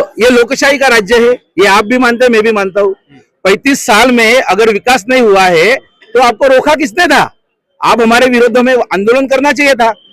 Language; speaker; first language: Hindi; non-native, local second language; Marathi